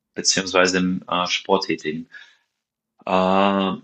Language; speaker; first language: German; non-native, fluent; Slovenian